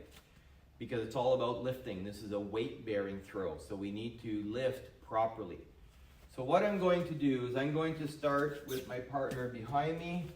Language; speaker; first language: English; native; English